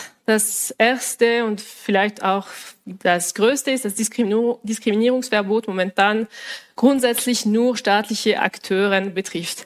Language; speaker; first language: German; non-native, local second language; French